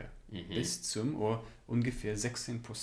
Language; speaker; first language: German; non-native, learner; English